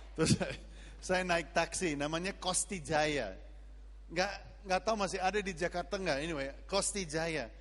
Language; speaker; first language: Indonesian; non-native, fluent; English